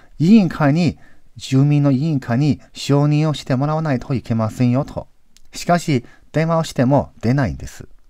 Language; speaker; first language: Japanese; non-native, fluent; Chinese